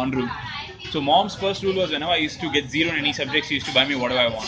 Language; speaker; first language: English; non-native, local second language; Tamil